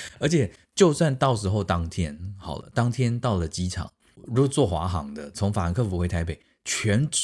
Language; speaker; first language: Chinese; native; Chinese